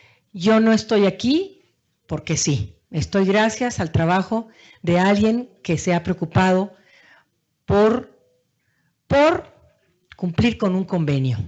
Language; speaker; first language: Spanish; native; Spanish